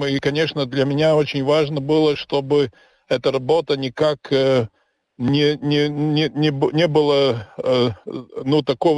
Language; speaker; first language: Russian; non-native, local second language; Latvian